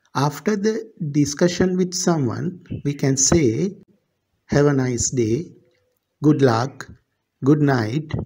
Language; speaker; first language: English; non-native, local second language; Sinhala